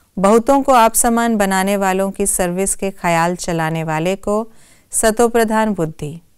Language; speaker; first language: Hindi; native; Hindi